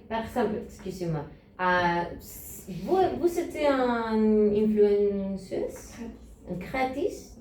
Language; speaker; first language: French; non-native, learner; Spanish